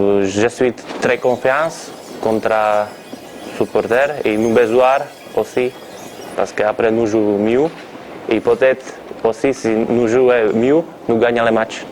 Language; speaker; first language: French; non-native, learner; Slovak